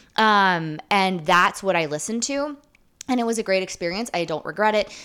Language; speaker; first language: English; native; English